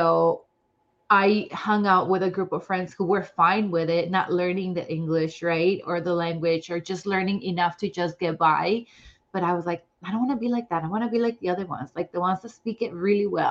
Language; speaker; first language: English; non-native, fluent; Spanish